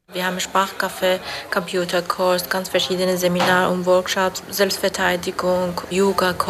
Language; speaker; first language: German; non-native, fluent; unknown